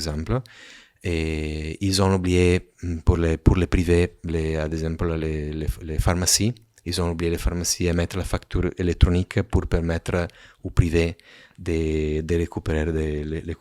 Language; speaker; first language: French; non-native, fluent; Italian